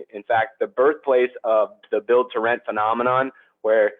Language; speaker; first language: English; native; English